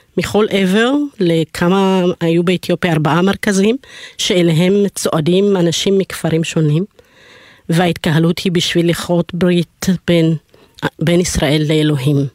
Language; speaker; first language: Hebrew; early bilingual, other home language; Amharic